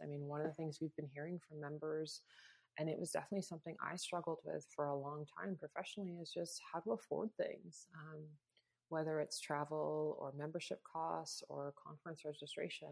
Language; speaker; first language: English; native; English